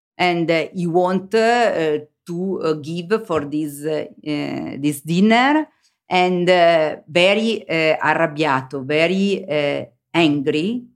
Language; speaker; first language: English; non-native, learner; Italian